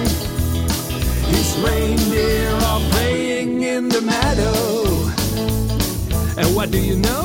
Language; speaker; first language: English; early bilingual, other home language; Haitian Creole